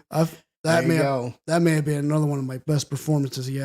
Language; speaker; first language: English; native; English